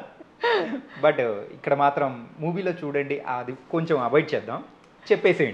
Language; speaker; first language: Telugu; native; Telugu